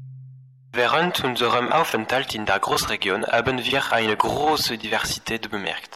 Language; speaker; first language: German; non-native, learner; French